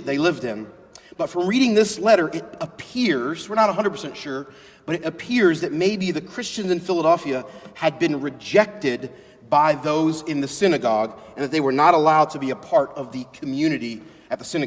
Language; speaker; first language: English; native; English